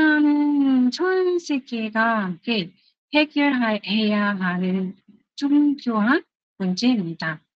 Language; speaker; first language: Korean; non-native, learner; Arabic